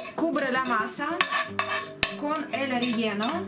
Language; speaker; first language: Spanish; non-native, learner; Russian